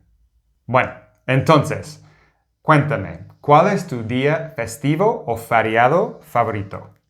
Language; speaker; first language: Spanish; non-native, fluent; English